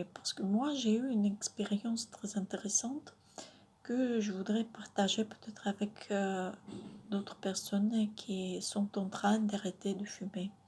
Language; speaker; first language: French; non-native, fluent; Russian